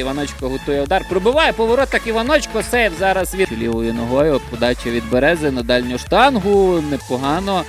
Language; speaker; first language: Ukrainian; native; Ukrainian